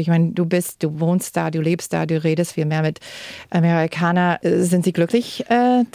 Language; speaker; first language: German; non-native, fluent; English